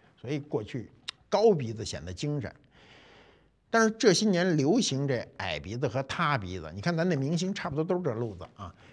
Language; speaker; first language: Chinese; native; Chinese